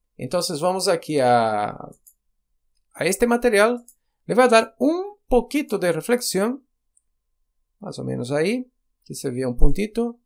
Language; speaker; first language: Spanish; non-native, fluent; Portuguese